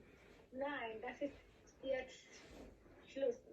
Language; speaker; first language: German; non-native, learner; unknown